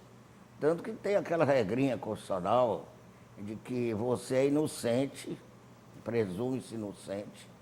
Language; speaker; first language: Portuguese; native; Portuguese